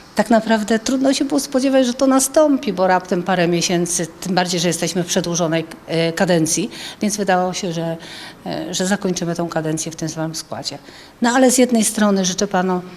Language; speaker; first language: Polish; native; Polish